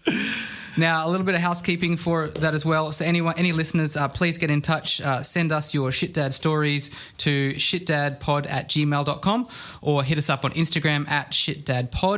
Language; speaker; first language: English; native; English